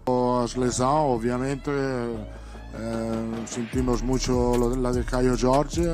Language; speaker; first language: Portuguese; non-native, learner; Italian